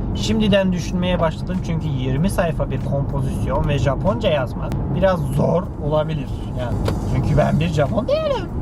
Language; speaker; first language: Turkish; early bilingual, heritage; Turkish